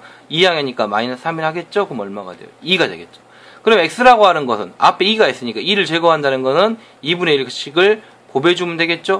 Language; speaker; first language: Korean; native; Korean